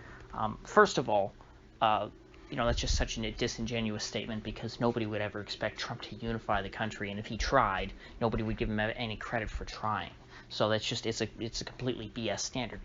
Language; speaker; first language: English; native; English